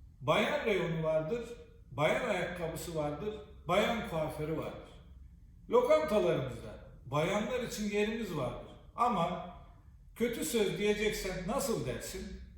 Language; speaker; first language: Turkish; native; Turkish